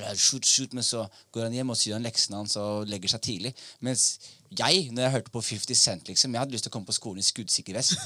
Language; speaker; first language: Norwegian; early bilingual, other home language; Somali